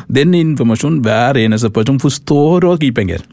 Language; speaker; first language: Norwegian; non-native, learner; Sinhala